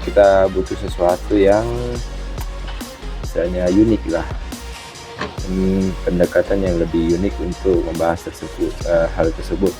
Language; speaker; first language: Indonesian; native; Indonesian